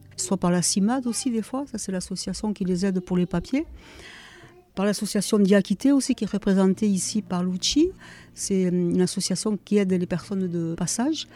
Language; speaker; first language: French; native; French